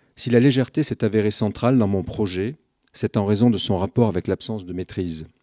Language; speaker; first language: French; native; French